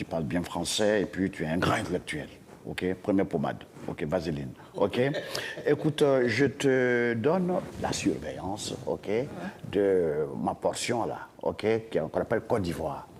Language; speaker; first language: French; non-native, local second language; Dyula